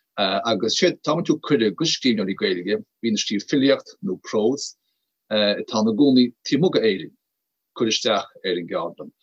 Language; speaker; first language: Irish; native; Irish